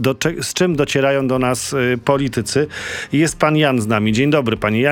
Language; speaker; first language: Polish; native; Polish